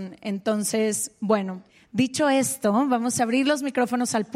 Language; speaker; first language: Spanish; native; Spanish